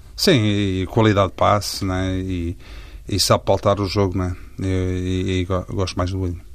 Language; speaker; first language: Portuguese; early bilingual, heritage; Portuguese